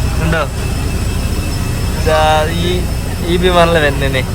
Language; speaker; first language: Malayalam; non-native, learner; Bangla